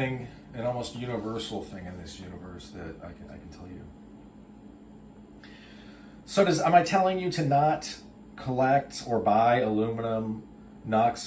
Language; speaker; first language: English; native; English